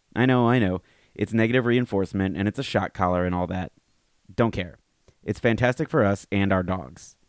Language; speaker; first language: English; native; English